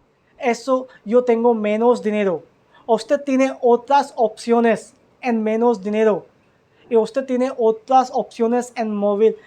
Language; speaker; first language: Spanish; non-native, learner; Hindi